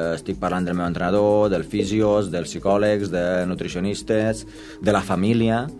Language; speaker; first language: Catalan; non-native, fluent; Romanian